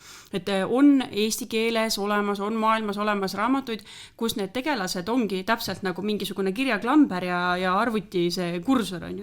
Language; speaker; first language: Estonian; native; Estonian